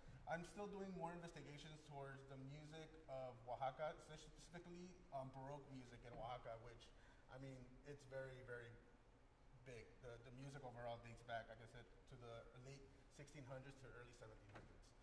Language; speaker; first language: English; early bilingual, other home language; Spanish